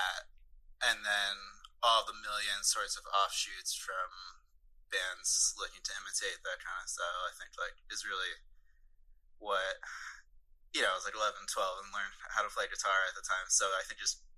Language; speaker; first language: English; native; English